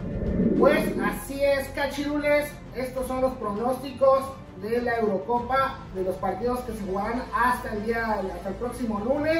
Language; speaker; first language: Spanish; native; Spanish